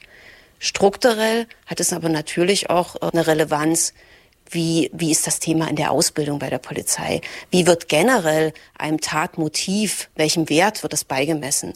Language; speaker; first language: German; native; German